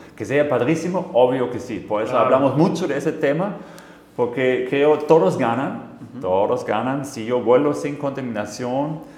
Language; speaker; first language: Spanish; non-native, fluent; German